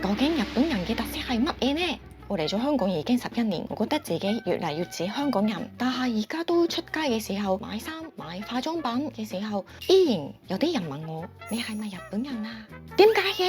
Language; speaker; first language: Cantonese; non-native, fluent; Japanese